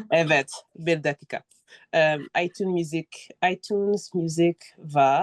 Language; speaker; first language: Turkish; non-native, learner; French